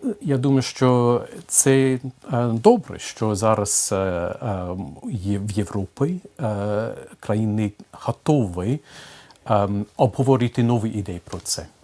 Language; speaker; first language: Ukrainian; non-native, fluent; English